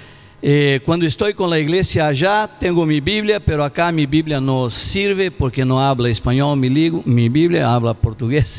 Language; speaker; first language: Spanish; non-native, learner; Portuguese